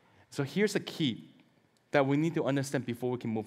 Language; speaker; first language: English; early bilingual, other home language; Chinese